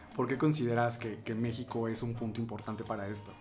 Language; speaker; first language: Spanish; native; Spanish